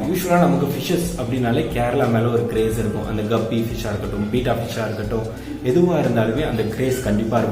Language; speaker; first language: Tamil; native; Tamil